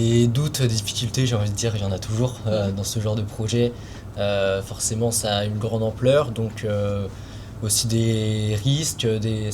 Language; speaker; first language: French; native; French